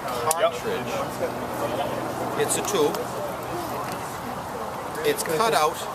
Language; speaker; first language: English; native; English